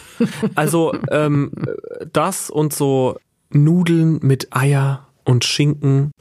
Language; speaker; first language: German; native; German